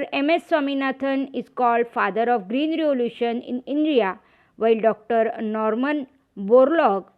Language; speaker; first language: English; non-native, local second language; Marathi